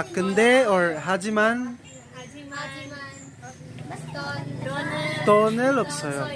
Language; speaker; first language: Korean; non-native, learner; Cebuano